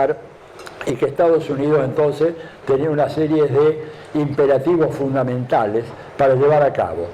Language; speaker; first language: Spanish; native; Spanish